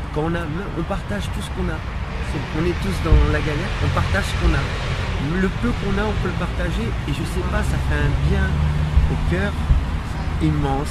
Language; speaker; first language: French; native; French